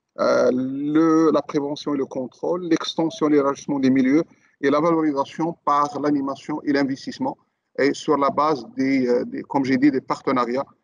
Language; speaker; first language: French; non-native, local second language; Arabic